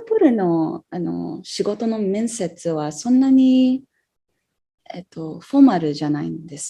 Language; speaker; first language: Japanese; non-native, fluent; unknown